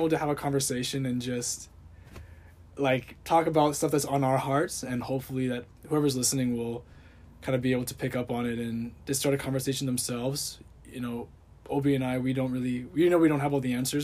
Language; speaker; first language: English; native; English